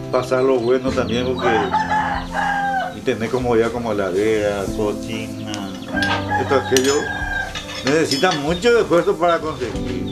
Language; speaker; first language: Spanish; non-native, local second language; Guarani